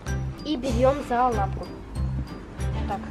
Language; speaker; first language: Russian; native; Russian